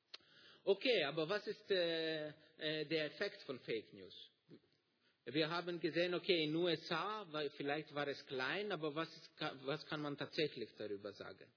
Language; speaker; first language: German; non-native, fluent; Greek